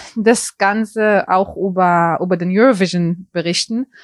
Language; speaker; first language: German; early bilingual, heritage; German